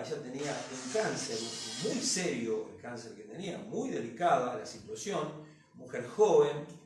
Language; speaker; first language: Spanish; native; Spanish